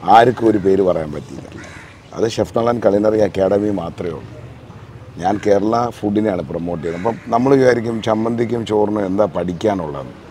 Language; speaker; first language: Malayalam; native; Malayalam